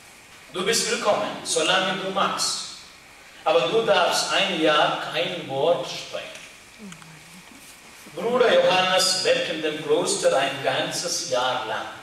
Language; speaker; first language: German; non-native, learner; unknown